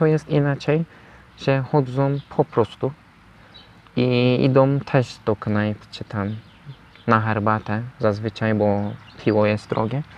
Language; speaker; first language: Polish; non-native, learner; Turkish